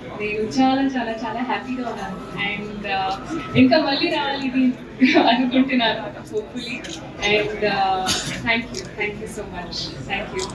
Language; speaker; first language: Telugu; non-native, learner; Hindi